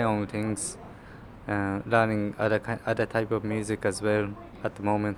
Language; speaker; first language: English; non-native, fluent; Japanese